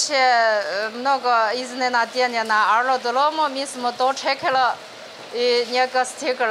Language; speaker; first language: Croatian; non-native, learner; Chinese